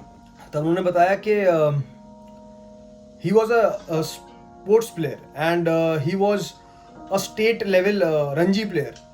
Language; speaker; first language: English; non-native, local second language; Hindi